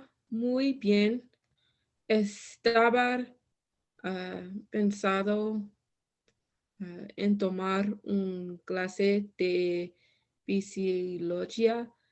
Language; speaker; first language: Spanish; non-native, learner; English